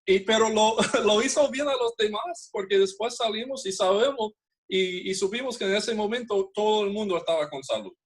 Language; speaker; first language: Spanish; non-native, fluent; English